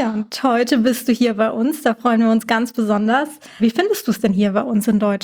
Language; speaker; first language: German; native; German